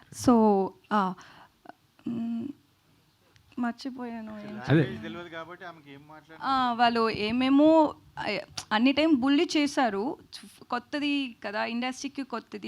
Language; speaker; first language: Telugu; non-native, learner; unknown